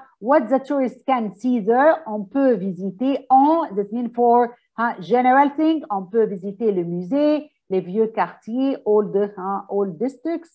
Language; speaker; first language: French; non-native, fluent; Arabic